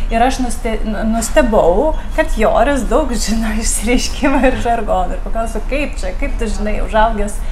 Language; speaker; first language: Lithuanian; native; Lithuanian